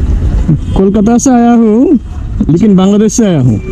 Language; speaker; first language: Hindi; non-native, learner; Bangla